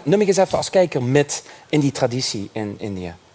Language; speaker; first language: Dutch; native; Dutch